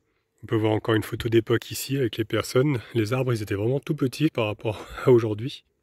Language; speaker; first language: French; native; French